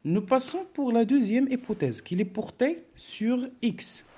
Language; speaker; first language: French; non-native, local second language; Arabic